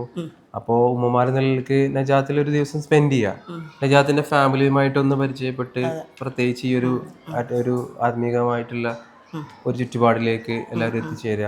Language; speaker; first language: Malayalam; native; Malayalam